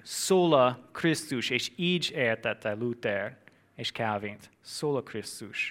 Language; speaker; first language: Hungarian; non-native, fluent; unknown